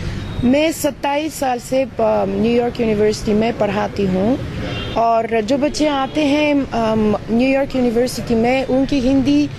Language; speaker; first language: Hindi; non-native, fluent; Bulgarian